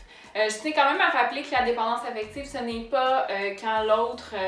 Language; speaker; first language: French; native; French